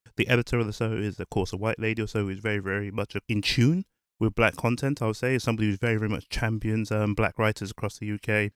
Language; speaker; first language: English; early bilingual, other home language; Yoruba